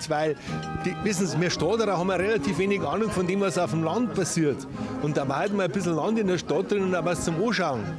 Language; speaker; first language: German; native; German